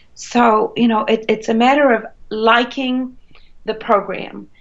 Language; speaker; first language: English; native; English